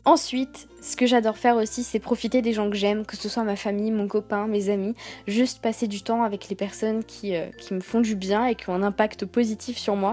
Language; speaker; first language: French; native; French